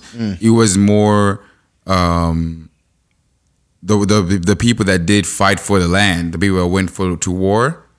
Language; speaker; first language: English; non-native, local second language; Shona